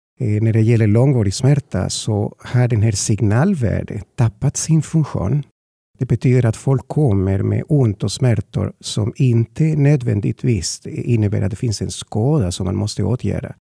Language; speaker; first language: Swedish; non-native, fluent; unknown